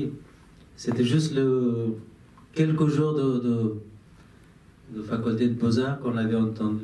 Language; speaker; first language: French; non-native, fluent; Persian